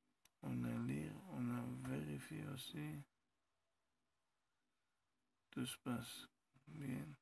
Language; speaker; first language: French; non-native, learner; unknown